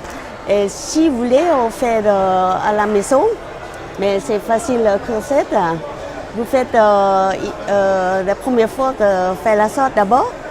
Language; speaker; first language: French; non-native, learner; Thai